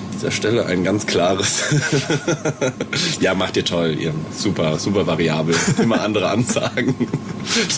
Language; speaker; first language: German; native; German